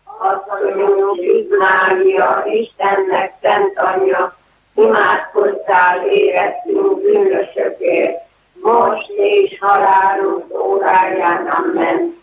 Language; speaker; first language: Hungarian; native; Hungarian